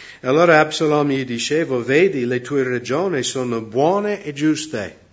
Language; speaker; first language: Italian; non-native, fluent; English